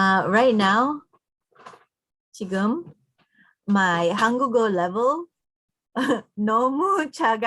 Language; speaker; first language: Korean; non-native, learner; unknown